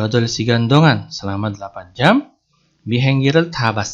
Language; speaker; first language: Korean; non-native, fluent; Indonesian